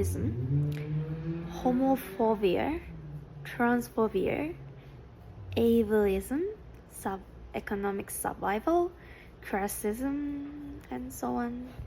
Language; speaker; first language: English; non-native, fluent; Japanese